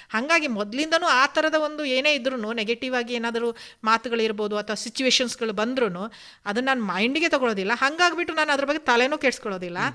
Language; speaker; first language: Kannada; non-native, local second language; Kodava